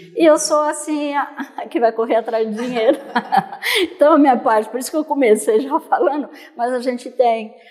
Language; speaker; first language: Portuguese; native; Portuguese